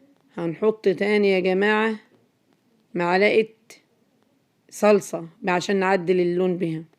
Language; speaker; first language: Arabic; native; Arabic